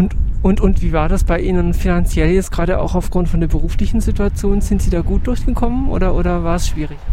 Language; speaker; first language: German; native; German